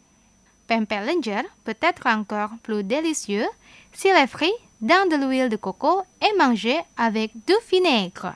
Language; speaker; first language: French; non-native, fluent; Indonesian